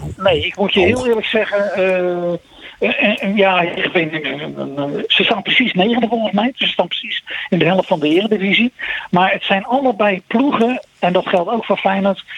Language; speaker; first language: Dutch; native; Dutch